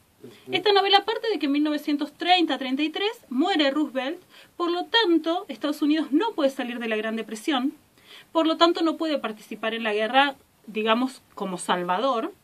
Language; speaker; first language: Spanish; native; Spanish